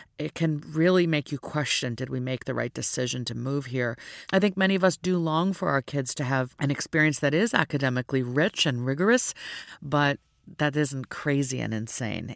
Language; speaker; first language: English; native; English